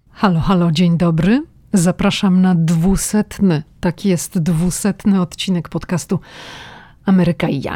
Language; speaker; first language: Polish; native; Polish